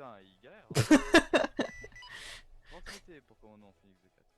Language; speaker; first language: French; native; French